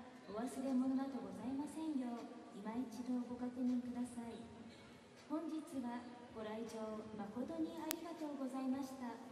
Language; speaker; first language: Japanese; native; Japanese